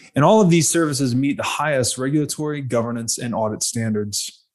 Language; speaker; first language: English; native; English